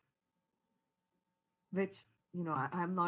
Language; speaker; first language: English; non-native, local second language; Hindi